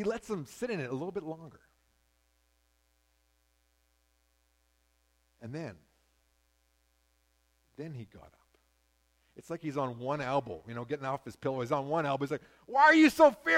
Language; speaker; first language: English; native; English